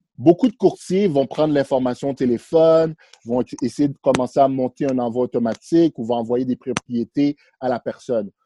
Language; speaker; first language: French; early bilingual, other home language; Haitian Creole